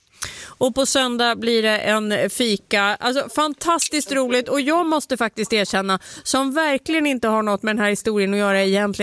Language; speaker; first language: Swedish; native; Swedish